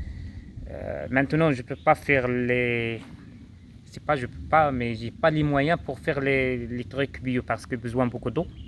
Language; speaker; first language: French; non-native, local second language; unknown